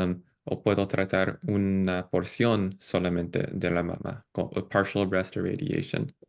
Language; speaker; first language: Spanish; non-native, fluent; English